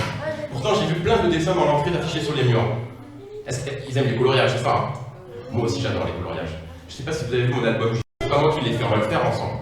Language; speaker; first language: French; native; French